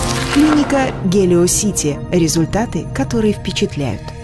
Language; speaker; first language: Russian; native; Russian